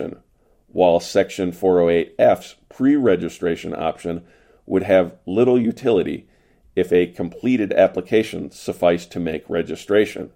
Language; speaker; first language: English; native; English